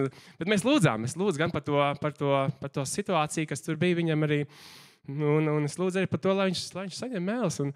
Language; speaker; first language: Latvian; native; Latvian